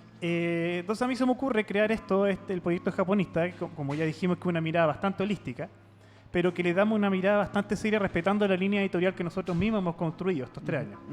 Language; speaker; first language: Spanish; native; Spanish